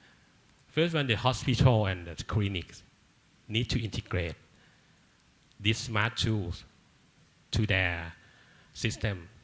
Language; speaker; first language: English; non-native, learner; Thai